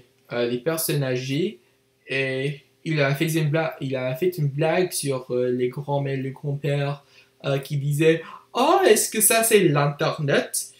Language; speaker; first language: French; non-native, learner; English